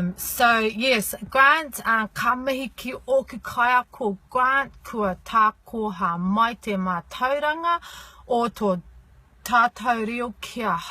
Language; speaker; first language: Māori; non-native, learner; English